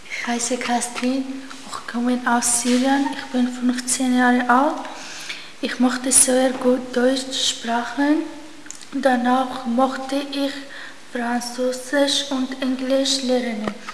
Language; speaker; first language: German; non-native, learner; Arabic